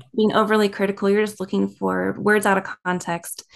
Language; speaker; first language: English; native; English